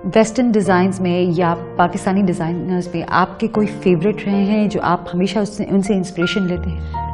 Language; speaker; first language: Urdu; native; Urdu